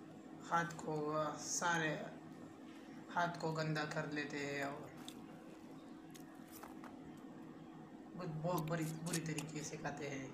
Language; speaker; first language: Hindi; non-native, local second language; Pashto